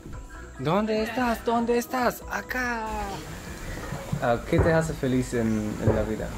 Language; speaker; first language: Spanish; non-native, learner; German